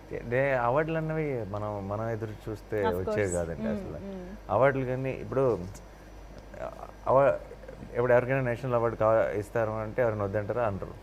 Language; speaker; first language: Telugu; native; Telugu